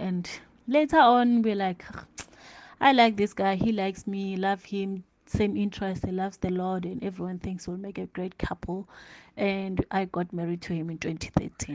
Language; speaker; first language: English; non-native, local second language; Tsonga